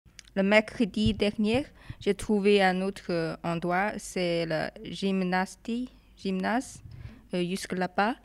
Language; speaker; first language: French; non-native, fluent; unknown